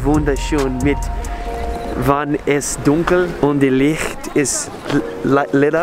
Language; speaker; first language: German; non-native, learner; English